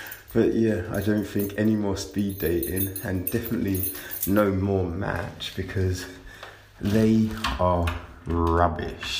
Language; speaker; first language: English; native; English